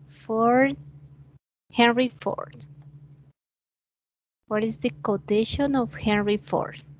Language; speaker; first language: English; non-native, learner; Spanish